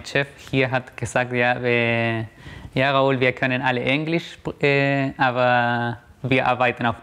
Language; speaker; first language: German; non-native, fluent; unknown